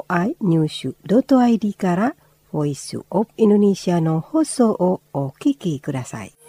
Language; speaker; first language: Japanese; non-native, fluent; Indonesian